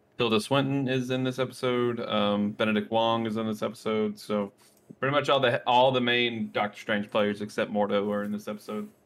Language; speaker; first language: English; native; English